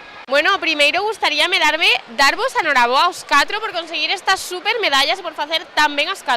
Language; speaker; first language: Galician; native; Galician